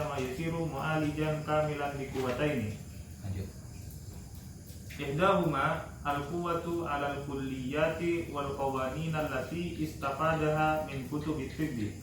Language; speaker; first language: Arabic; non-native, learner; Indonesian